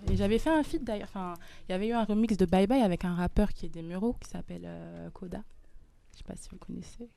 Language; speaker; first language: French; early bilingual, other home language; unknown